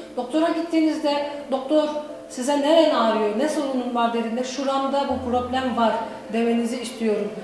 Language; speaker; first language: Turkish; native; Turkish